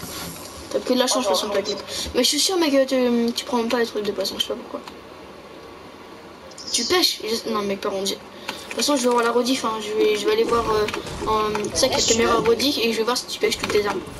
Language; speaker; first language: French; native; French